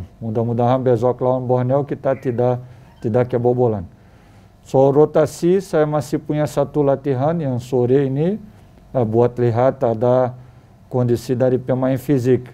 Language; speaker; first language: Indonesian; non-native, fluent; Portuguese